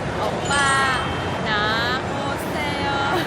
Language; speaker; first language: Korean; non-native, learner; Vietnamese